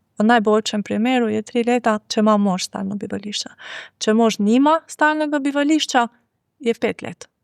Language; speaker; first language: Slovenian; non-native, fluent; Albanian